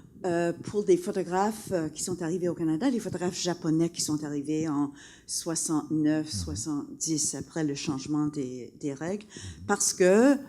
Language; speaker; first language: French; non-native, local second language; English